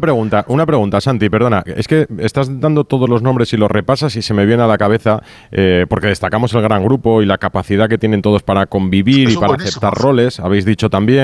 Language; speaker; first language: Spanish; native; Spanish